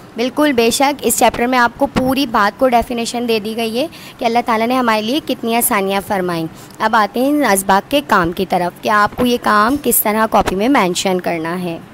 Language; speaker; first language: Urdu; non-native, local second language; Sindhi